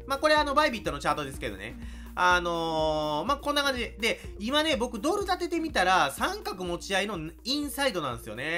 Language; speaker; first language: Japanese; native; Japanese